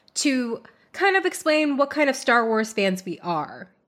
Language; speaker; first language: English; early bilingual, other home language; Hindi